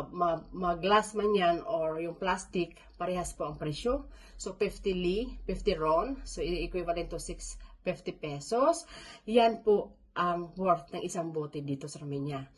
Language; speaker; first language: Filipino; non-native, local second language; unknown